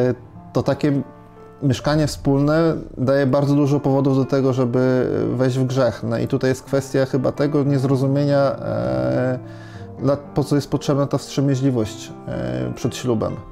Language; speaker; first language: Polish; native; Polish